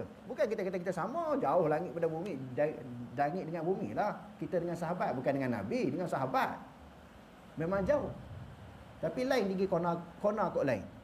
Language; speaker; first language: Malay; native; Malay